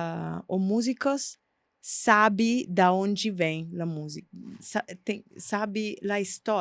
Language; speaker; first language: Portuguese; non-native, fluent; Italian